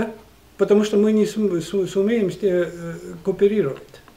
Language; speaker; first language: Russian; non-native, local second language; Estonian